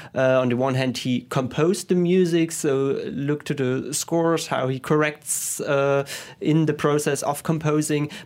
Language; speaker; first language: English; non-native, fluent; German